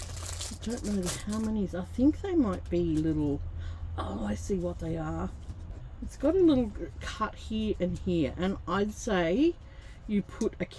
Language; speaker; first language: English; native; English